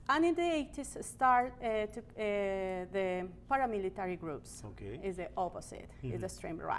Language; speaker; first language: English; non-native, learner; Spanish